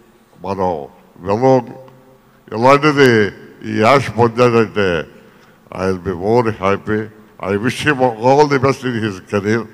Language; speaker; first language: Telugu; native; Telugu